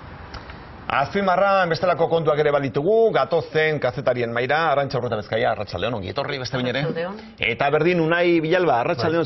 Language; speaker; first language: Basque; native; Basque